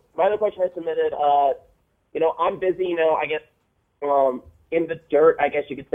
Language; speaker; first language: English; native; English